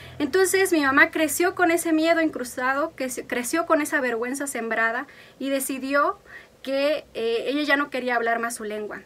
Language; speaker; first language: Spanish; non-native, local second language; Mixtepec Mixtec